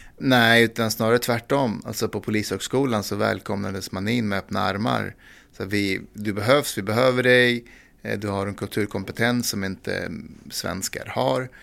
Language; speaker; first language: Swedish; early bilingual, other home language; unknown